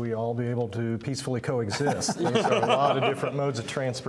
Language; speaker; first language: English; native; English